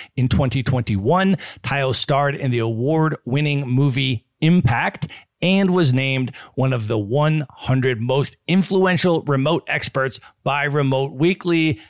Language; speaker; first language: English; native; English